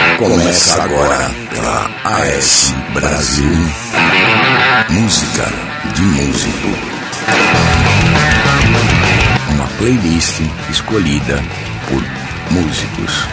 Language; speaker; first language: Portuguese; native; Portuguese